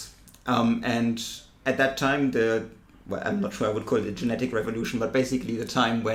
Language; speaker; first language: English; non-native, fluent; German